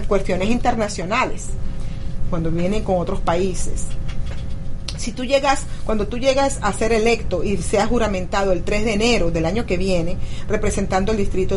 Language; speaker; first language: Spanish; native; Spanish